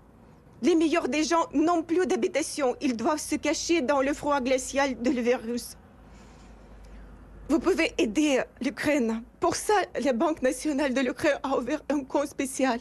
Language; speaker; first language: French; non-native, fluent; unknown